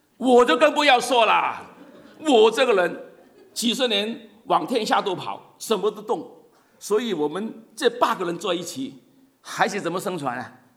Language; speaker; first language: Chinese; non-native, local second language; Cantonese